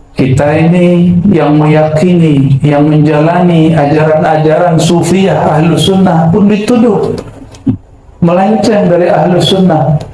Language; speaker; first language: Malay; non-native, local second language; Minangkabau